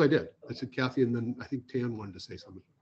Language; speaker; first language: English; native; English